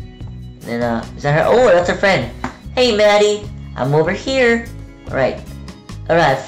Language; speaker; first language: English; native; English